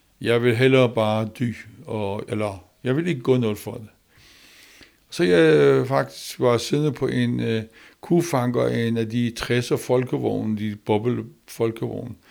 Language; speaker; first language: Danish; non-native, learner; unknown